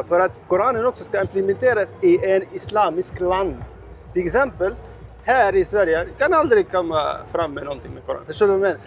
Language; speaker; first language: Swedish; non-native, learner; Arabic